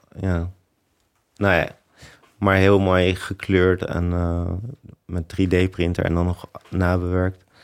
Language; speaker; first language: Dutch; native; Dutch